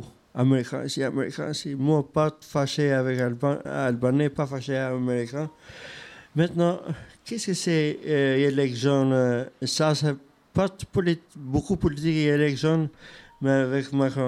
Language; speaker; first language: French; non-native, learner; Albanian